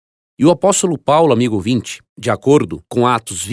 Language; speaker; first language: Portuguese; native; Portuguese